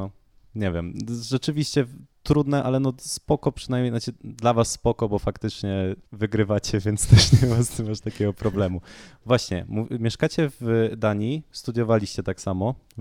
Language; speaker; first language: Polish; native; Polish